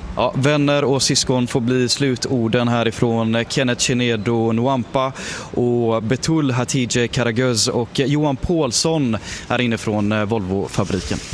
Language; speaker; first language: Swedish; native; Swedish